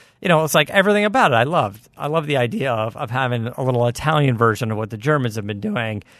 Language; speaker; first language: English; native; English